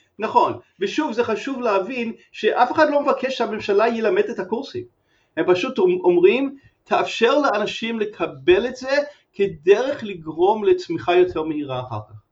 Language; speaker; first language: Hebrew; non-native, fluent; English